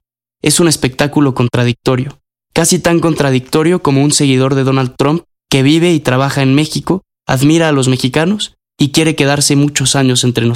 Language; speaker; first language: Spanish; native; Spanish